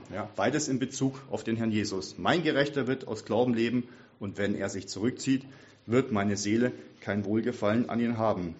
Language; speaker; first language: German; native; German